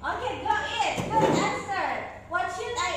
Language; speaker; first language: English; non-native, learner; Indonesian